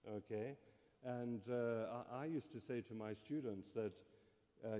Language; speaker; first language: English; native; English